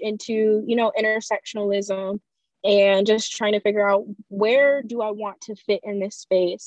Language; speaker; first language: English; native; English